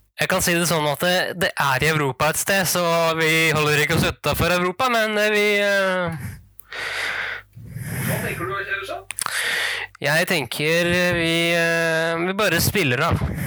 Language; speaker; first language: Norwegian; native; Norwegian